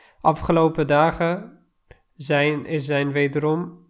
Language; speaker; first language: Dutch; non-native, fluent; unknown